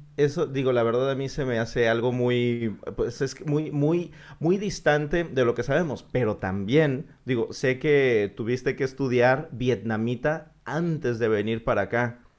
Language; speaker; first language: Spanish; native; Spanish